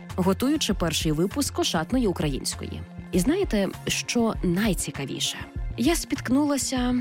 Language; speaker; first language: Ukrainian; native; Ukrainian